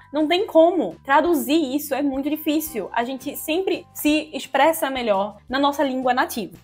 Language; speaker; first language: Portuguese; native; Portuguese